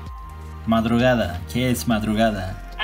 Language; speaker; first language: Spanish; non-native, learner; Turkish